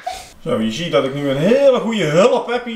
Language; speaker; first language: Dutch; native; Dutch